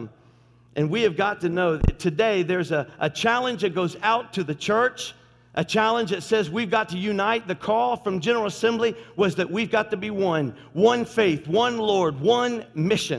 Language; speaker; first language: English; native; English